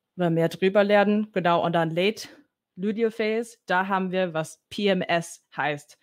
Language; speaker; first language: German; non-native, fluent; English